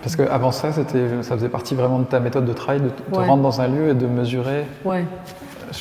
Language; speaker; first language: French; native; French